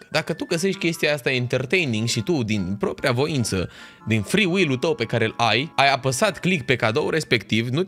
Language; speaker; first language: Romanian; native; Romanian